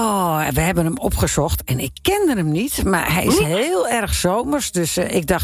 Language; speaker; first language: Dutch; native; Dutch